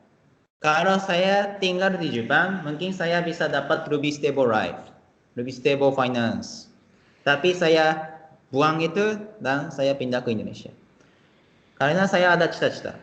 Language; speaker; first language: Indonesian; non-native, fluent; Japanese